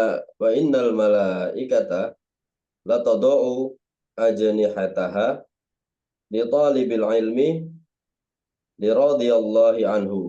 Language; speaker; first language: Arabic; non-native, learner; Indonesian